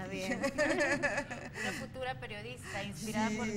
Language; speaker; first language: Spanish; native; Spanish